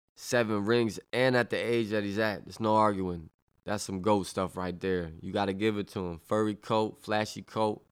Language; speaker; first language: English; native; English